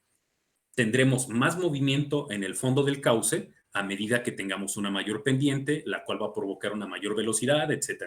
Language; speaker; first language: Spanish; native; Spanish